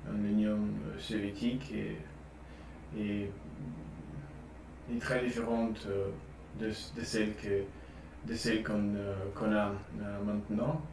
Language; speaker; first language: French; non-native, learner; Russian